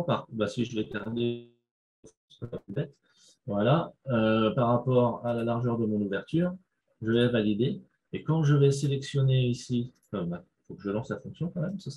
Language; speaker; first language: French; native; French